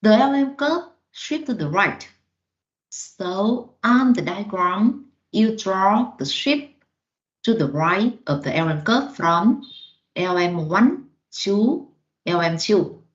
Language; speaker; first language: English; non-native, fluent; Vietnamese